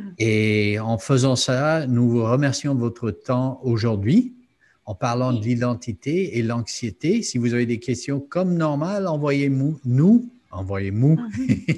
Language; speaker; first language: French; non-native, fluent; English